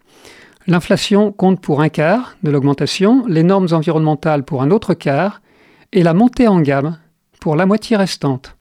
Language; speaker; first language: French; native; French